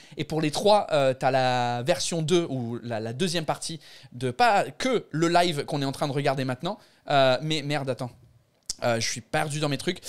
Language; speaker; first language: French; non-native, fluent; English